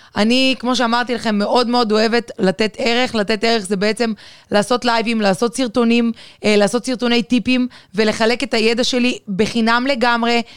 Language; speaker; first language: Hebrew; non-native, fluent; Bulgarian